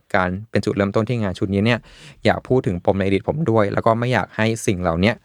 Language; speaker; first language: Thai; native; Thai